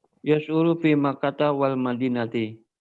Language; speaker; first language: Arabic; non-native, learner; Indonesian